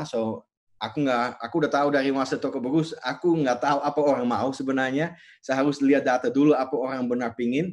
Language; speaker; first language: Indonesian; non-native, fluent; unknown